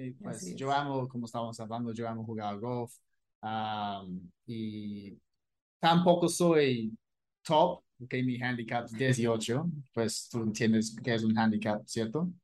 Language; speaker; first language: Spanish; non-native, fluent; English